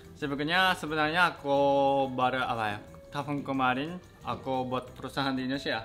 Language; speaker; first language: Indonesian; non-native, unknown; Japanese